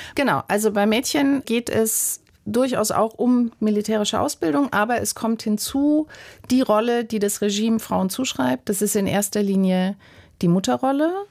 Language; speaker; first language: German; native; German